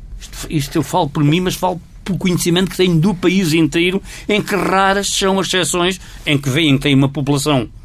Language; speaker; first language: Portuguese; native; Portuguese